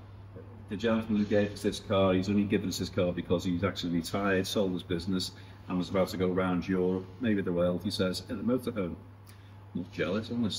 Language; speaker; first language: English; native; English